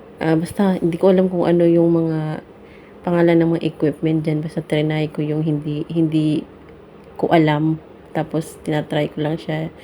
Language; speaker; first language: Filipino; non-native, local second language; Cebuano